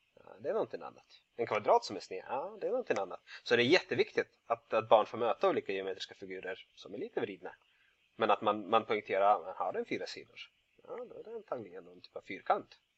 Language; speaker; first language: Swedish; non-native, fluent; Russian